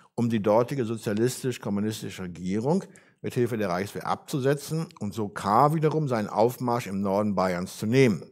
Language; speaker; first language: German; native; German